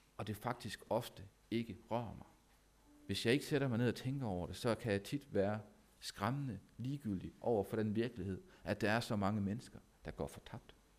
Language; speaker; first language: Danish; native; Danish